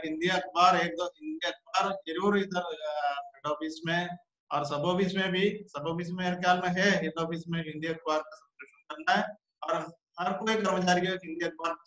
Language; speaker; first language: Hindi; non-native, local second language; Malayalam